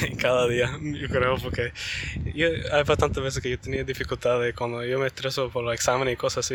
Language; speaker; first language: Spanish; early bilingual, heritage; Spanish